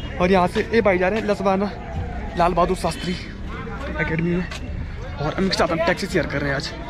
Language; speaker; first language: Hindi; native; Hindi